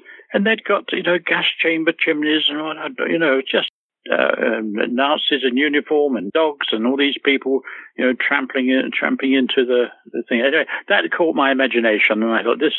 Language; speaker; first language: English; native; English